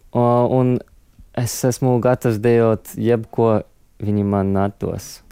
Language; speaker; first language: Latvian; non-native, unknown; English